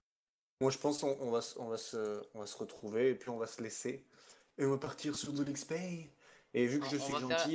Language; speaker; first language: French; native; French